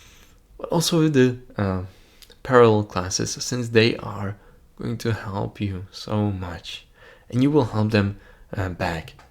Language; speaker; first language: English; non-native, fluent; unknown